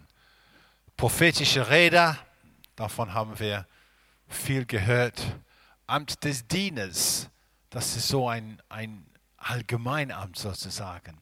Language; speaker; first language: German; non-native, fluent; English